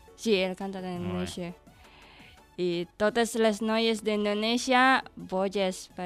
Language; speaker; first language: Catalan; non-native, learner; Indonesian